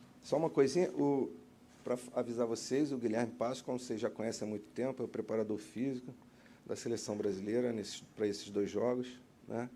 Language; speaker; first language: Portuguese; native; Portuguese